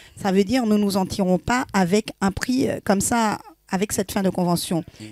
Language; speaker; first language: French; native; French